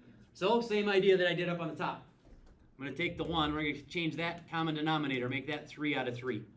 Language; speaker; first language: English; native; English